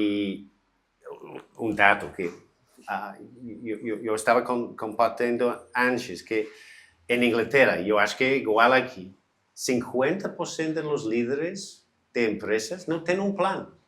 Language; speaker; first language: Portuguese; non-native, learner; English